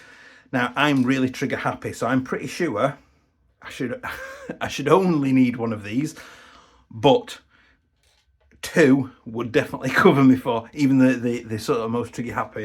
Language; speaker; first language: English; native; English